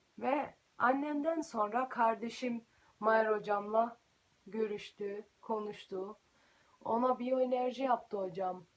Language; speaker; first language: Turkish; early bilingual, heritage; Turkish